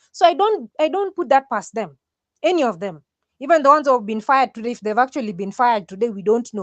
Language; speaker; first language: English; non-native, local second language; Swahili